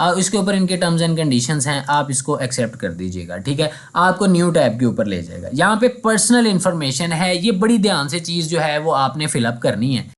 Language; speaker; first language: Urdu; non-native, local second language; Punjabi